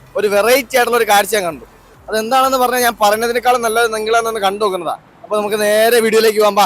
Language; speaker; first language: Malayalam; native; Malayalam